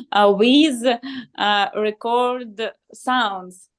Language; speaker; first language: English; non-native, learner; Russian